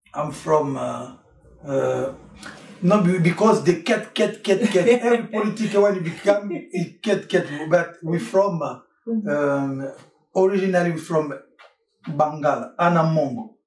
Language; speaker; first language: English; non-native, learner; French